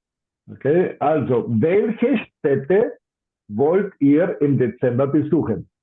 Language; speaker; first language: German; non-native, fluent; English